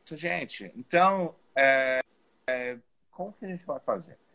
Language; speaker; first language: Portuguese; non-native, fluent; English